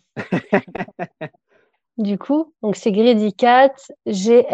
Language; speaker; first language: French; native; French